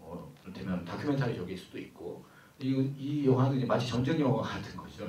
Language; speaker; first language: Korean; native; Korean